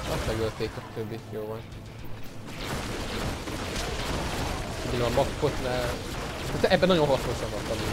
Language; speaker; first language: Hungarian; native; Hungarian